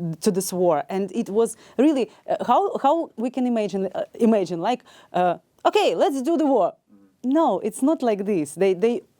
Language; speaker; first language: English; non-native, learner; Ukrainian